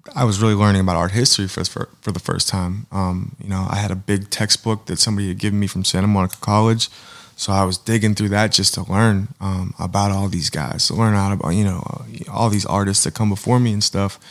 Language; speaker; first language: English; native; English